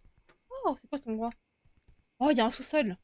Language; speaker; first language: French; native; French